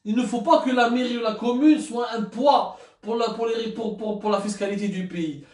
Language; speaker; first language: French; non-native, local second language; Arabic